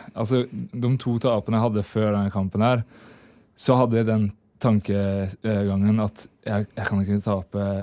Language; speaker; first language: Norwegian; native; Norwegian